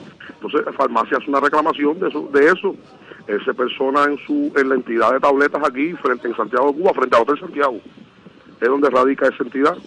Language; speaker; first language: Spanish; native; Spanish